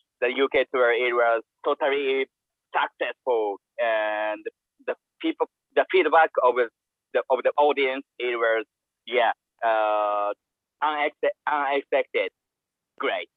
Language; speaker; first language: English; non-native, learner; Japanese